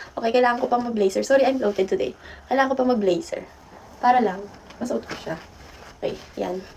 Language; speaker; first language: Filipino; native; Filipino